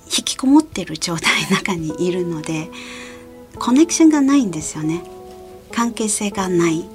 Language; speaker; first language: Japanese; non-native, fluent; Malay